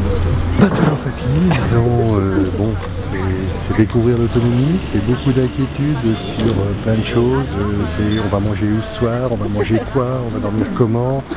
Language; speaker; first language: French; native; French